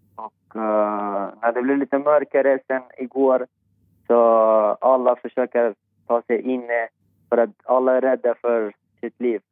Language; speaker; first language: Swedish; non-native, fluent; Persian